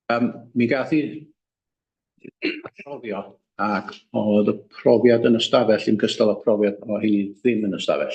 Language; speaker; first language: Welsh; native; Welsh